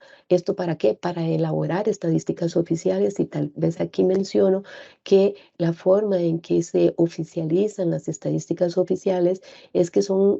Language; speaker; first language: Spanish; native; Spanish